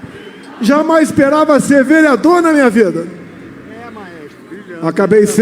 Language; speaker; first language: Portuguese; native; Portuguese